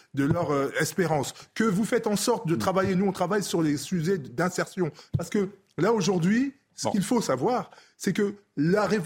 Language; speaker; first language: French; native; French